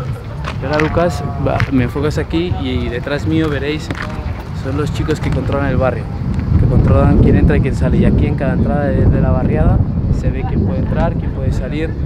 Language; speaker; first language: Spanish; native; Spanish